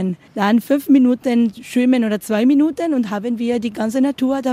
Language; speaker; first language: German; non-native, learner; Spanish